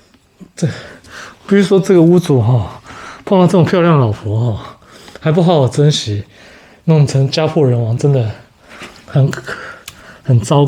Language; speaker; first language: Chinese; native; Chinese